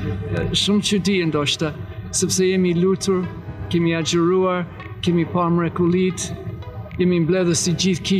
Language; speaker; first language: Albanian; non-native, learner; English